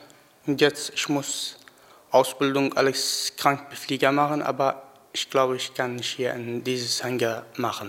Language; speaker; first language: German; non-native, learner; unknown